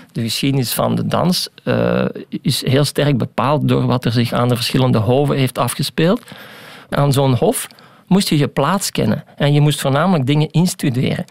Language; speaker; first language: Dutch; native; Dutch